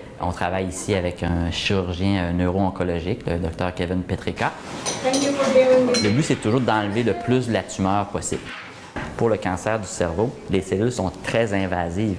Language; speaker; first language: French; native; French